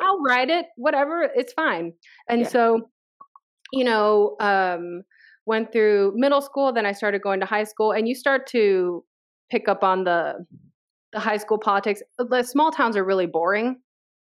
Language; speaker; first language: English; early bilingual, other home language; Spanish